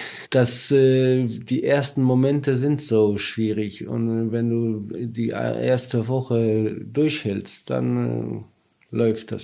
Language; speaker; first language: German; non-native, learner; Polish